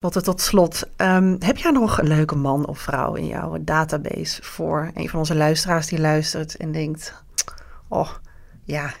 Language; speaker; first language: Dutch; native; Dutch